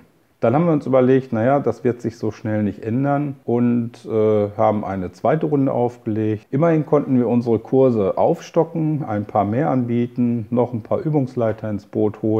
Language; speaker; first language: German; native; German